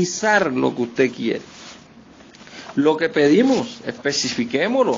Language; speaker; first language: Spanish; native; Spanish